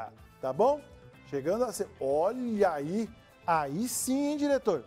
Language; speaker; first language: Portuguese; native; Portuguese